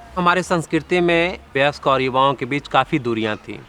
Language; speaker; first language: Hindi; native; Hindi